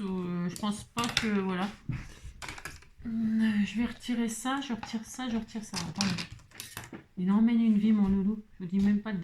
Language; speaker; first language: French; native; French